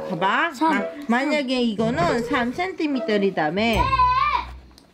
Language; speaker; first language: Korean; non-native, learner; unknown